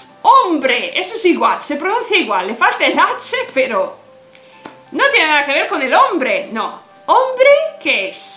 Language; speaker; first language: Spanish; non-native, fluent; Italian